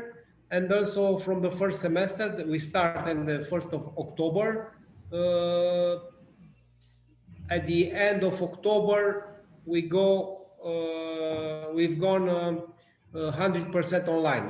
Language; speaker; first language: English; non-native, learner; Romanian